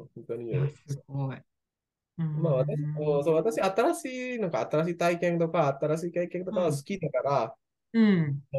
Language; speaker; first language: Japanese; non-native, learner; Indonesian